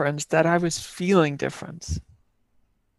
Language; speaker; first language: English; non-native, fluent; Dutch